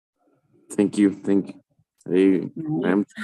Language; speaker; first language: English; non-native, learner; Spanish